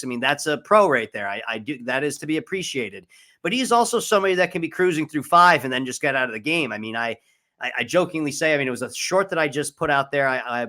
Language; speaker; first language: English; native; English